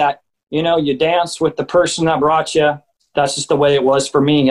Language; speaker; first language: English; native; English